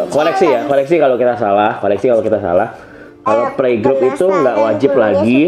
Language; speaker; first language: Indonesian; native; Indonesian